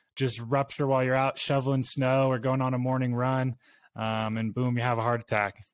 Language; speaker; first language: English; native; English